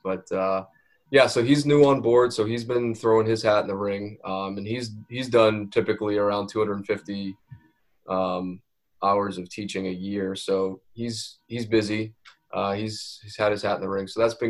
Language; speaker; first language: English; native; English